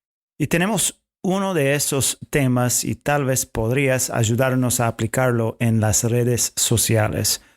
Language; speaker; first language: Spanish; non-native, fluent; English